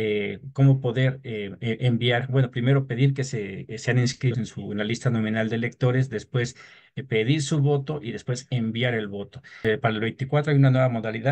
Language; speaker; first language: Spanish; native; Spanish